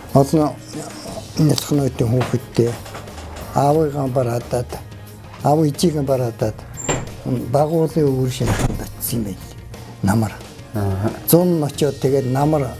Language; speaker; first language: Mongolian; native; Mongolian